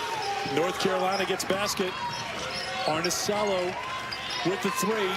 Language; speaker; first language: English; native; English